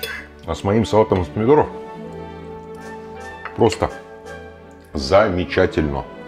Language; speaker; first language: Russian; native; Russian